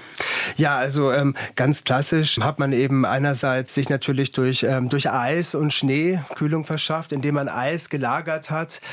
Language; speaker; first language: German; native; German